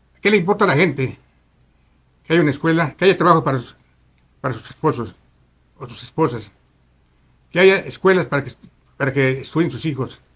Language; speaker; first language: Spanish; native; Spanish